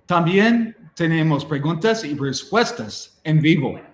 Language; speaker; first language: Spanish; non-native, learner; English